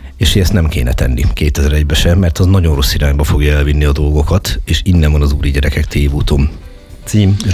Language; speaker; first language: Hungarian; native; Hungarian